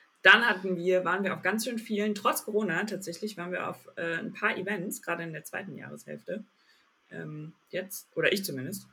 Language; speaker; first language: German; native; German